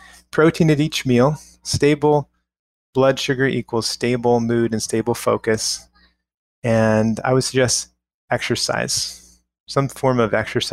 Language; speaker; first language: English; native; English